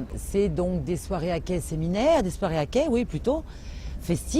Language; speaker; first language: French; native; French